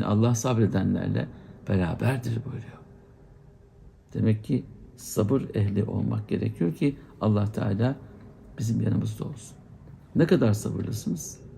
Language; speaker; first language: Turkish; native; Turkish